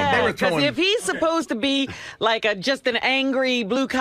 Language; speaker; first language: English; native; English